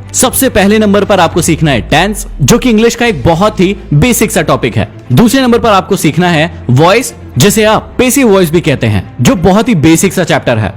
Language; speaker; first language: Hindi; native; Hindi